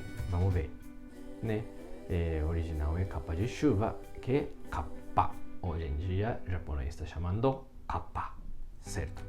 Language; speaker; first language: Portuguese; non-native, fluent; Japanese